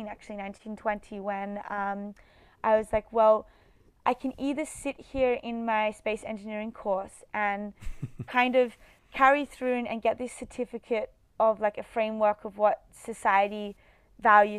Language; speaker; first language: English; native; English